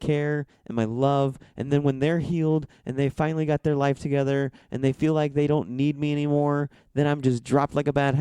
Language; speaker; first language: English; native; English